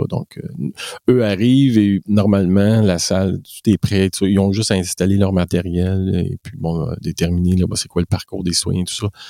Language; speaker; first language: French; native; French